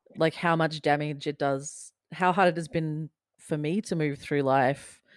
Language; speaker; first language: English; native; English